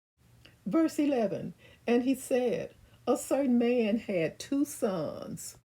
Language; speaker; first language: English; native; English